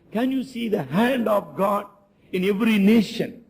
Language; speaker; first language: English; non-native, local second language; Tamil